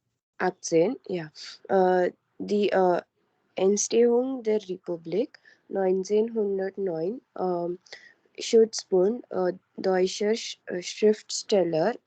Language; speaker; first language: German; non-native, learner; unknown